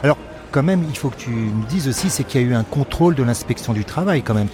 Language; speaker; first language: French; native; French